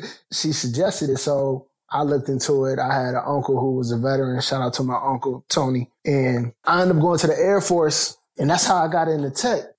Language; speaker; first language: English; native; English